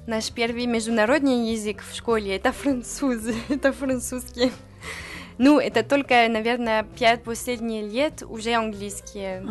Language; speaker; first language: Russian; non-native, learner; French